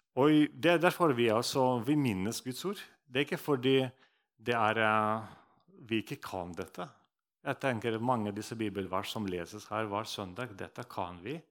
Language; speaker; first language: Norwegian; non-native, fluent; Russian